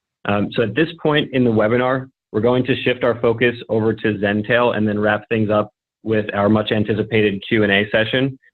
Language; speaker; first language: English; native; English